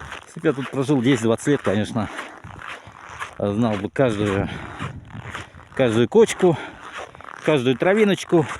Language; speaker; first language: Russian; native; Russian